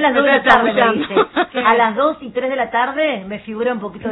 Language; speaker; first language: Spanish; native; Spanish